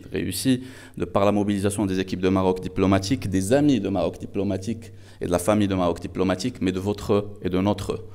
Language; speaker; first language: French; non-native, local second language; Arabic